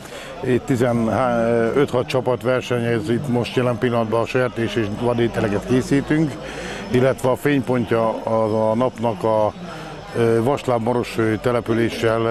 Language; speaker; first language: Hungarian; native; Hungarian